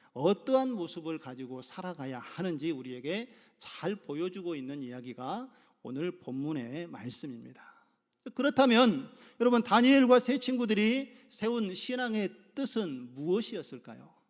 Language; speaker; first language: Korean; native; Korean